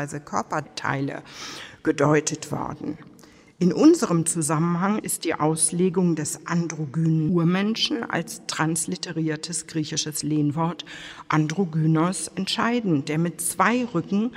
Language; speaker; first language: German; native; German